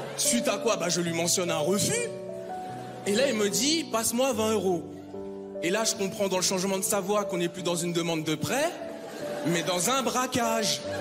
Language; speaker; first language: French; native; French